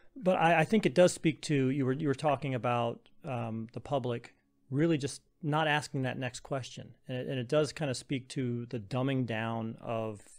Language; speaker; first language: English; native; English